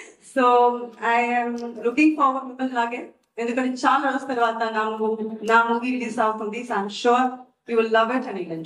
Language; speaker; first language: Telugu; non-native, learner; Tamil